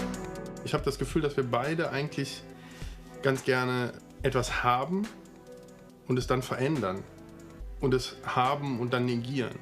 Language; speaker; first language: German; native; German